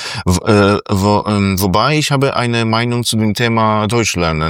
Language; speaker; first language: German; non-native, fluent; Polish